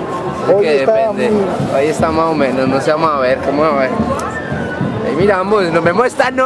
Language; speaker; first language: Spanish; native; Spanish